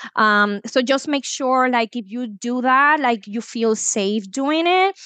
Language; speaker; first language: English; non-native, fluent; Spanish